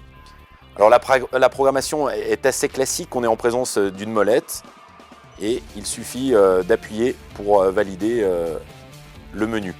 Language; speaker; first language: French; native; French